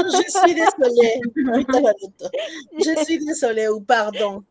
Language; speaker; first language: French; non-native, fluent; Spanish